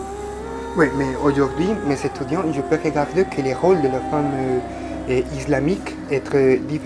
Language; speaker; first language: French; non-native, fluent; Spanish